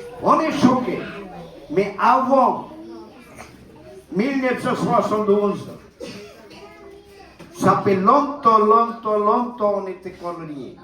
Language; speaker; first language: French; non-native, learner; Bangla